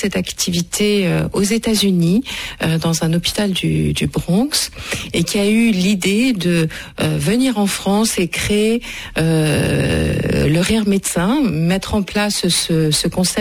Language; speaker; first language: French; native; French